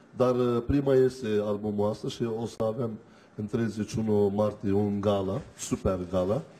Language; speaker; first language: Romanian; non-native, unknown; Turkish